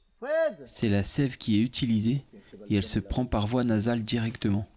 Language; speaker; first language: French; native; French